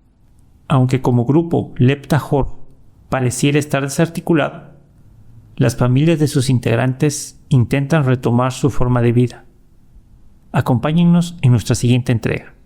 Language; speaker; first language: Spanish; native; Spanish